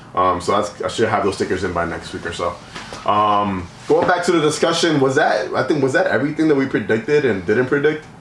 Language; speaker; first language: English; native; English